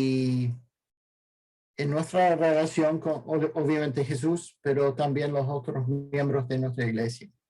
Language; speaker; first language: Spanish; non-native, fluent; English